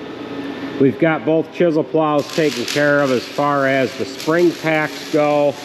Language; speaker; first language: English; native; English